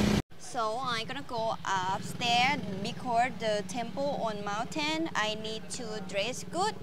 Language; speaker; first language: English; non-native, learner; Thai